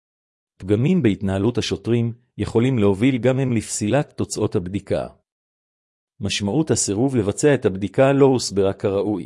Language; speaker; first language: Hebrew; native; Hebrew